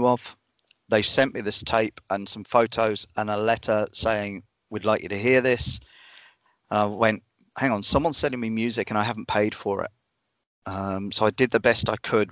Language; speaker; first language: English; native; English